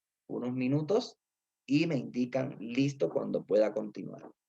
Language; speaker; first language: Spanish; native; Spanish